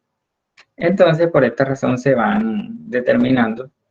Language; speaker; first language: Spanish; native; Spanish